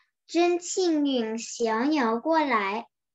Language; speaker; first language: Chinese; early bilingual, heritage; Chinese